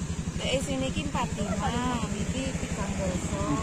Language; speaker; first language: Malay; non-native, local second language; Javanese